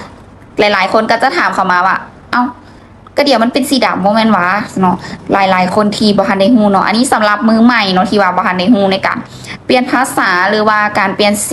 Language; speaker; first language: Thai; non-native, local second language; Lao